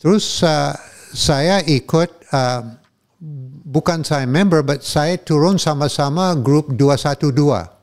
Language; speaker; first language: Indonesian; non-native, fluent; English